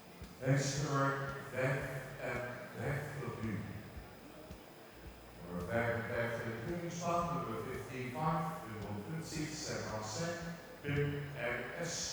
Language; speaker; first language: Dutch; native; Dutch